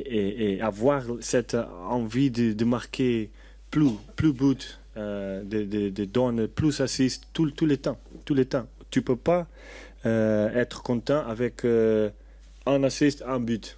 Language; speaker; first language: French; non-native, learner; Portuguese